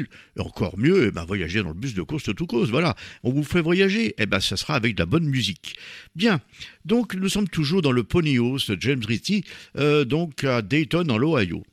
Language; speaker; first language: French; native; French